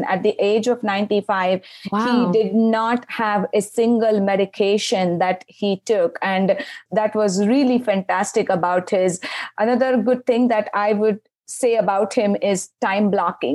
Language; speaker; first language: English; non-native, local second language; Marathi